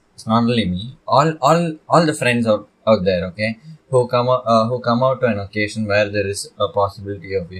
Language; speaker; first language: English; non-native, local second language; Tamil